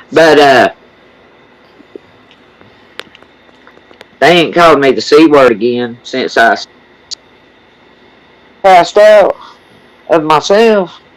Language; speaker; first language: English; native; English